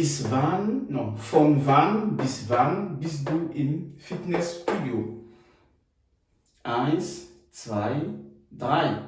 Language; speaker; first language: German; non-native, learner; French